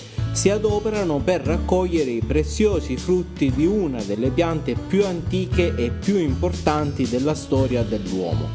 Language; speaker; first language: Italian; native; Italian